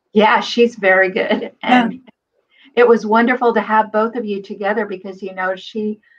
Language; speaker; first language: English; non-native, fluent; Hebrew